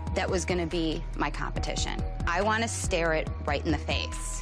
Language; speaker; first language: English; native; English